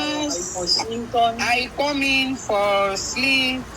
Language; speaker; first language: English; non-native, learner; Spanish